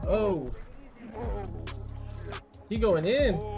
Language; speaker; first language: English; native; English